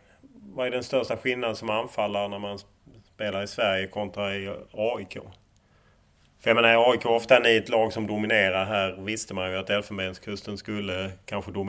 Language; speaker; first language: Swedish; native; Swedish